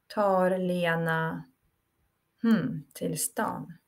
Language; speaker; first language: Swedish; non-native, fluent; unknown